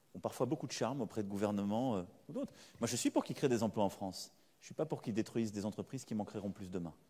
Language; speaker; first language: French; native; French